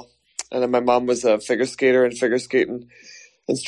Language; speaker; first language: English; native; English